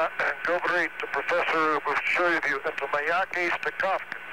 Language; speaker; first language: Russian; native; Russian